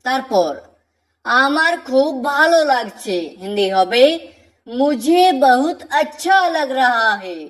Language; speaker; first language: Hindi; non-native, fluent; Bangla